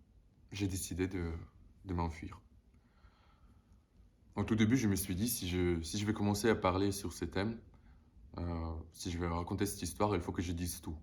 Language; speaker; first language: French; non-native, fluent; Russian